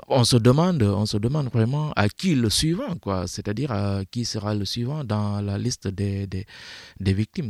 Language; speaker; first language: French; non-native, local second language; Fula